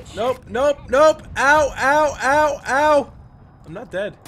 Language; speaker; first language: English; native; English